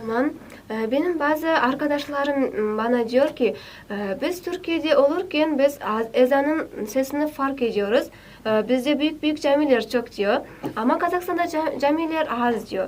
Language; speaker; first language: Turkish; non-native, learner; Kazakh